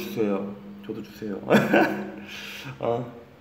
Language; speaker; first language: Spanish; non-native, learner; Korean